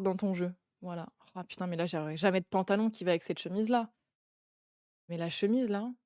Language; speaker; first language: French; native; French